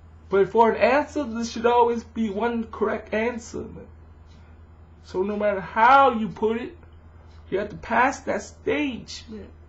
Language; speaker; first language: English; early bilingual, other home language; Vietnamese